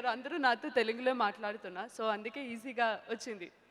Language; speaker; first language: Telugu; non-native, learner; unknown